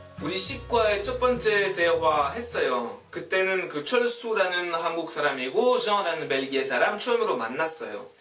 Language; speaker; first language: Korean; non-native, fluent; French